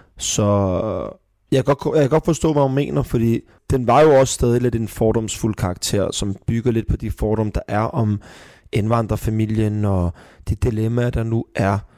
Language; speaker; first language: Danish; early bilingual, other home language; Persian